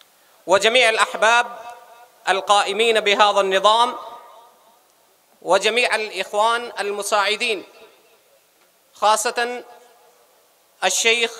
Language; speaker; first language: Arabic; non-native, fluent; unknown